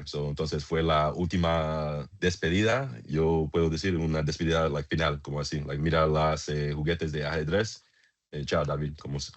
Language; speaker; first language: Spanish; non-native, learner; English